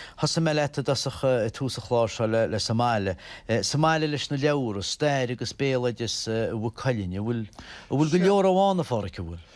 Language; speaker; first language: Irish; native; Irish